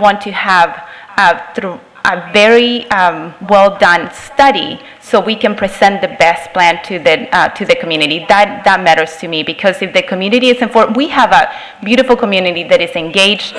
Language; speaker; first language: English; non-native, fluent; Spanish